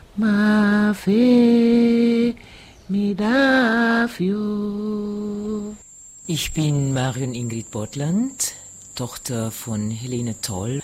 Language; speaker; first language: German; non-native, fluent; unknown